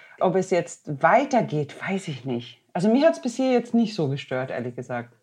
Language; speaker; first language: German; non-native, fluent; Swedish